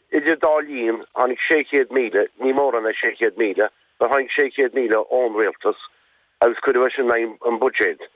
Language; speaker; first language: Irish; native; Irish